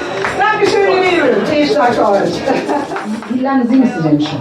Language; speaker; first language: German; native; German